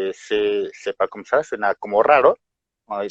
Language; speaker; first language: French; non-native, fluent; Spanish